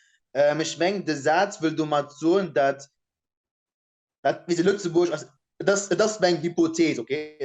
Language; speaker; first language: German; non-native, local second language; Luxembourgish